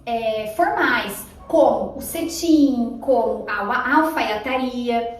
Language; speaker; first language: Portuguese; native; Portuguese